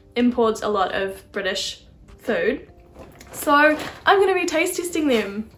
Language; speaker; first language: English; native; English